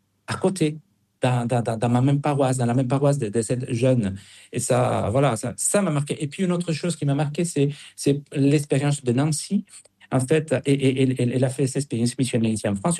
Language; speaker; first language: French; non-native, fluent; Spanish